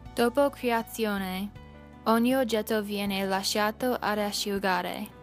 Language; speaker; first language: Italian; non-native, learner; English